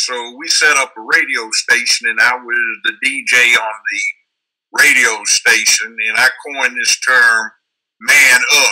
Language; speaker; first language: English; native; English